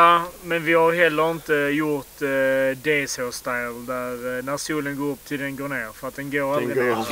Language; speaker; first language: Swedish; native; Swedish